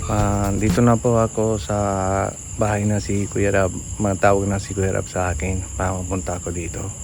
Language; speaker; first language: Filipino; non-native, learner; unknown